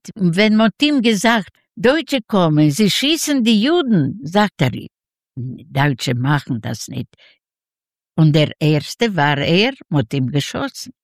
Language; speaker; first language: German; non-native, fluent; Yiddish